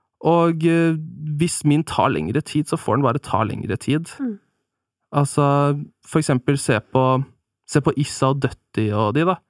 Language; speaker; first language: Norwegian; native; Norwegian